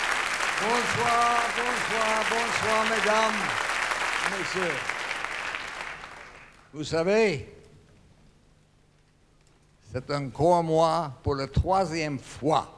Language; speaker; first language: French; non-native, learner; English